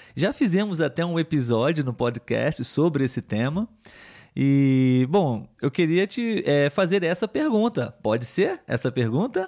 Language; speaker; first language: Portuguese; native; Portuguese